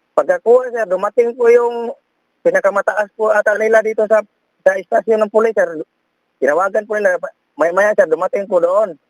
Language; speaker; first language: Filipino; non-native, local second language; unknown